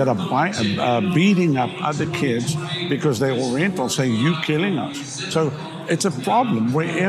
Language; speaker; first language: English; native; English